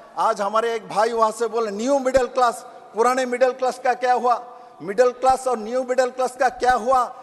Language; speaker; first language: Hindi; non-native, local second language; Bangla